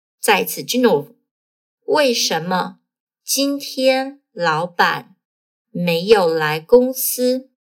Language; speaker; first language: Chinese; non-native, fluent; Portuguese